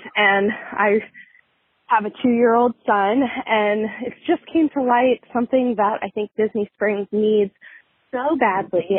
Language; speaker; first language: English; native; English